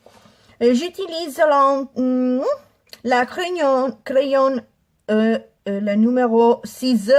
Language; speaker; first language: French; non-native, learner; Italian